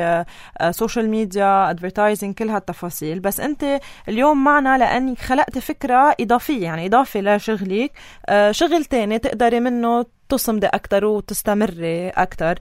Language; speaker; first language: Arabic; native; Arabic